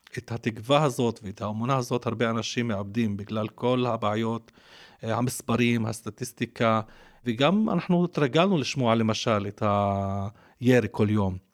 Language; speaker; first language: Hebrew; non-native, local second language; Arabic